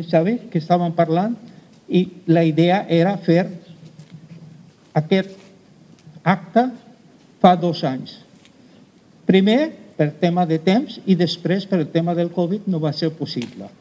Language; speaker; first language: Catalan; non-native, local second language; Spanish